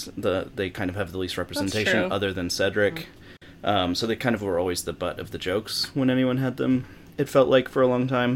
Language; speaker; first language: English; native; English